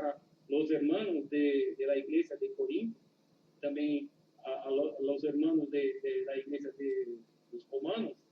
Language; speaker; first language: Spanish; non-native, learner; Portuguese